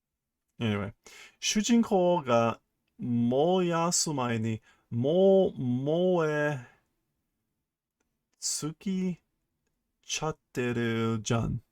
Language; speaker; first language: Japanese; non-native, learner; English